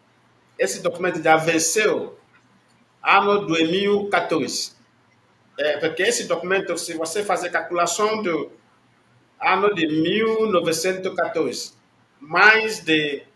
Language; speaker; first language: Portuguese; non-native, learner; Igbo